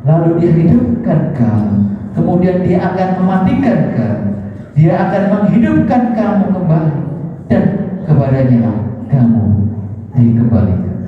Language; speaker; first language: Indonesian; non-native, local second language; Javanese